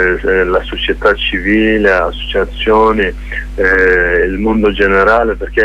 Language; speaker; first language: Italian; non-native, learner; Kurdish